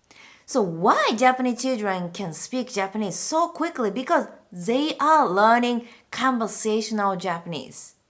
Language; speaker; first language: English; non-native, fluent; Japanese